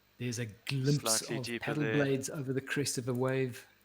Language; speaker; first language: English; native; English